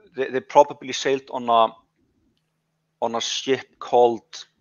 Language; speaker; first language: English; non-native, fluent; Icelandic